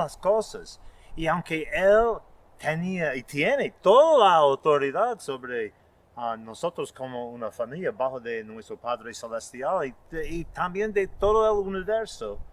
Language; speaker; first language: Spanish; non-native, fluent; English